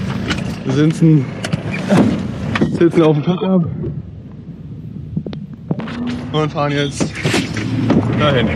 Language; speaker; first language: German; native; German